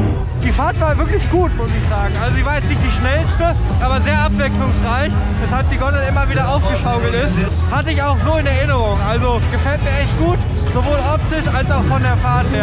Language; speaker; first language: German; native; German